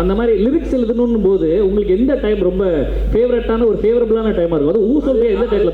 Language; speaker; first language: Tamil; native; Tamil